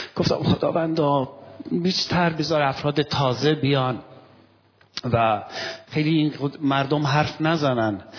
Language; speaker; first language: Persian; non-native, local second language; Armenian